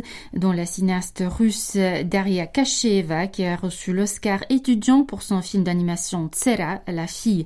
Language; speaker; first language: French; native; French